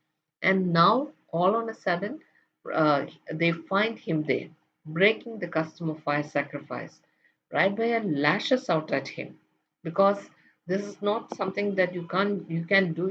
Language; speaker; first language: English; non-native, local second language; Malayalam